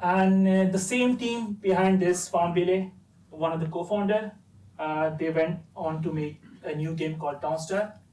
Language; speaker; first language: English; non-native, fluent; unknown